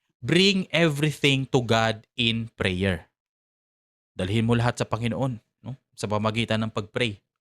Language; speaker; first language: Filipino; non-native, local second language; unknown